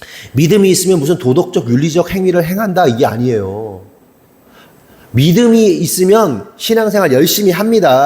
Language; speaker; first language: Korean; native; Korean